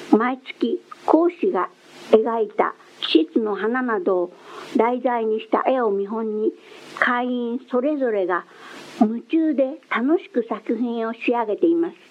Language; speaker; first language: Japanese; native; Japanese